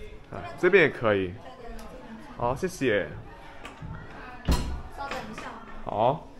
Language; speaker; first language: Chinese; early bilingual, heritage; Chinese